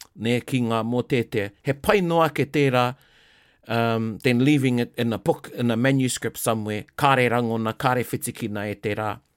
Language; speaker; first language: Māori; non-native, local second language; English